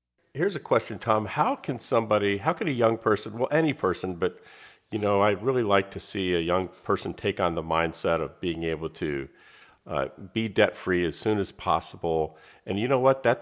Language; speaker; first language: English; native; English